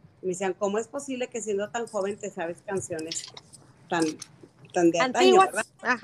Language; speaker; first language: Spanish; native; Spanish